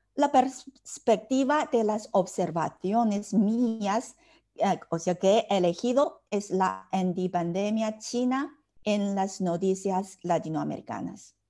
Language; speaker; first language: Spanish; non-native, fluent; Chinese